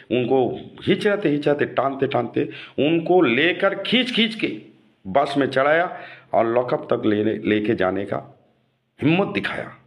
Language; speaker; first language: Hindi; non-native, local second language; Bangla